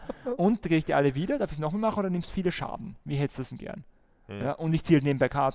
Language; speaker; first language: German; native; German